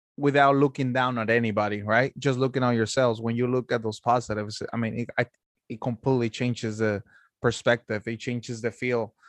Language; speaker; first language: English; non-native, fluent; Spanish